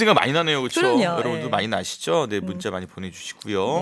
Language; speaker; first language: Korean; native; Korean